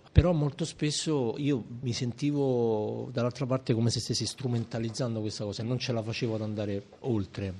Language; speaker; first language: Italian; native; Italian